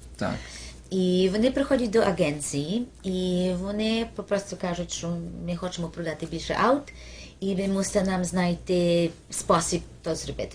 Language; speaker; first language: Ukrainian; early bilingual, heritage; Ukrainian